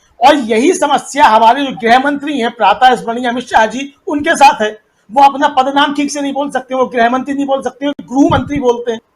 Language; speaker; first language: Hindi; native; Hindi